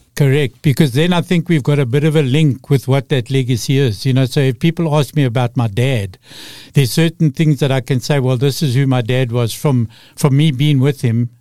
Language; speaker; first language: English; native; English